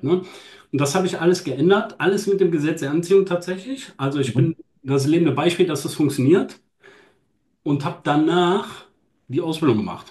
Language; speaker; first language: German; native; German